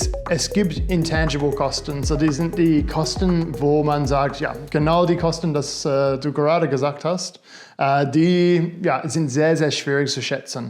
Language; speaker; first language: German; non-native, fluent; English